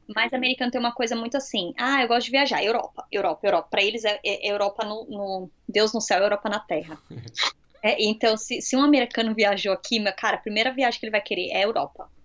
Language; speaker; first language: Portuguese; native; Portuguese